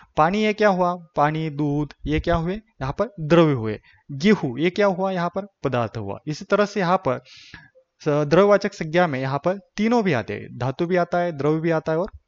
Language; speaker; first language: Hindi; non-native, local second language; Marathi